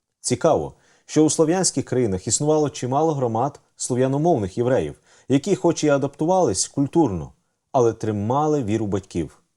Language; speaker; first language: Ukrainian; native; Ukrainian